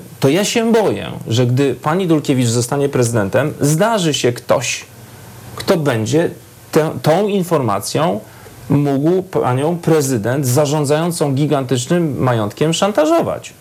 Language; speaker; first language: Polish; native; Polish